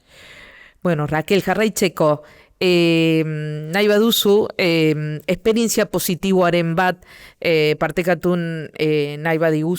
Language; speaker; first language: Basque; non-native, fluent; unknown